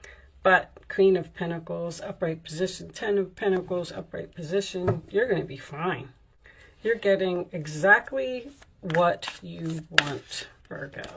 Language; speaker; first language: English; native; English